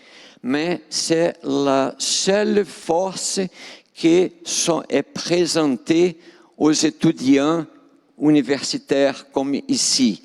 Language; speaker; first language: French; non-native, fluent; Portuguese